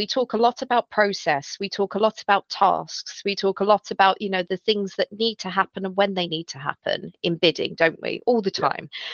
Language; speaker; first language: English; native; English